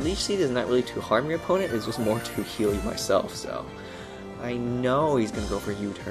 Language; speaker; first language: English; native; English